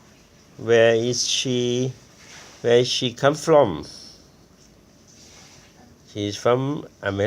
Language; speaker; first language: English; non-native, learner; Thai